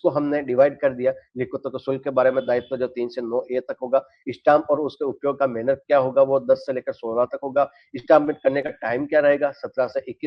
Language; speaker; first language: Hindi; native; Hindi